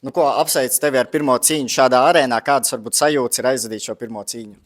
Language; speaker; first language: Latvian; native; Latvian